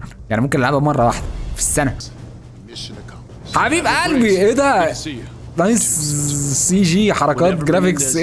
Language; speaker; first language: Arabic; native; Arabic